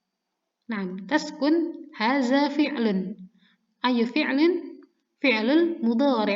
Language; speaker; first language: Arabic; non-native, fluent; Indonesian